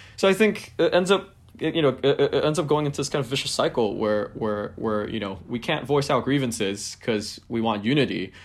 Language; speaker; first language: English; non-native, local second language; Cantonese